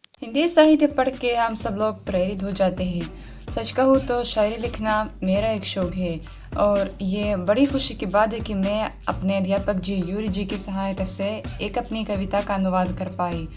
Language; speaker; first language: Hindi; non-native, fluent; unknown